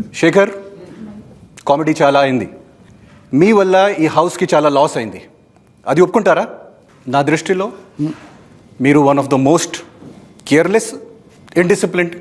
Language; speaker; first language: Telugu; non-native, fluent; Hindi